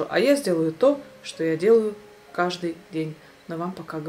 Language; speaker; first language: Russian; native; Russian